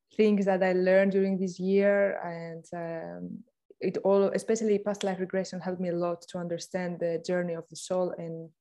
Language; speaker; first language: English; non-native, fluent; Greek